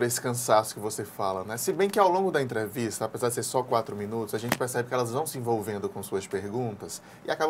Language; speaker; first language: Portuguese; native; Portuguese